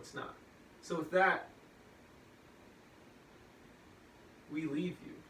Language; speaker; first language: English; native; English